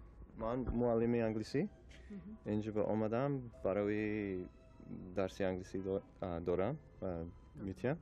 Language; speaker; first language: Persian; non-native, learner; English